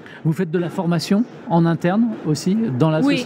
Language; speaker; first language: French; native; French